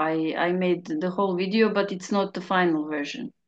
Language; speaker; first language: English; non-native, learner; Serbian